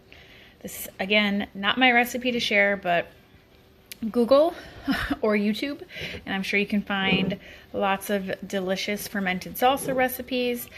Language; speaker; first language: English; native; English